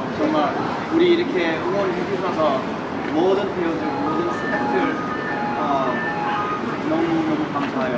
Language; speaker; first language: Korean; early bilingual, heritage; English